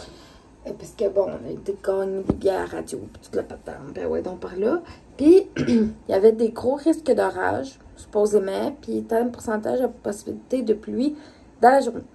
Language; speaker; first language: French; native; French